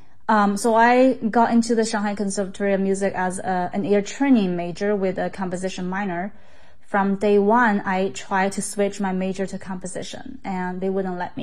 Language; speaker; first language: English; non-native, fluent; Chinese